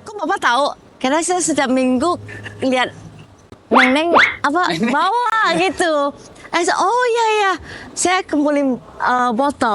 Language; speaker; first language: Indonesian; early bilingual, heritage; Indonesian